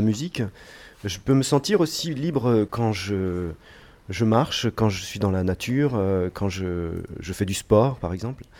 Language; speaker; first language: French; native; French